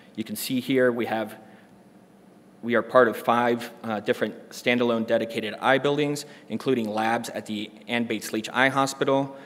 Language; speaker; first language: English; native; English